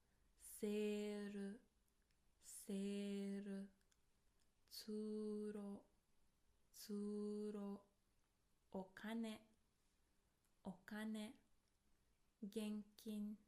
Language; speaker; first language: Japanese; non-native, fluent; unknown